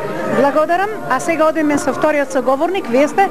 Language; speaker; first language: Macedonian; native; Macedonian